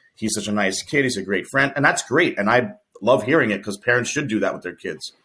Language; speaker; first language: English; native; English